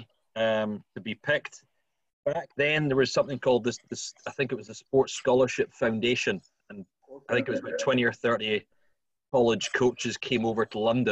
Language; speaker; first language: English; native; English